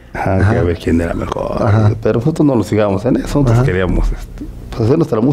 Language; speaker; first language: Spanish; native; Spanish